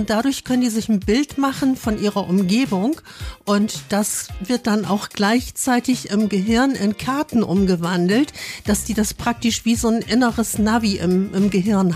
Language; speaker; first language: German; native; German